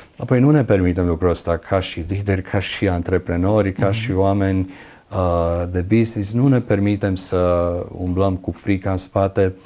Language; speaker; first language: Romanian; early bilingual, other home language; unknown